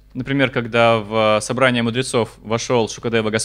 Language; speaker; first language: Russian; native; Russian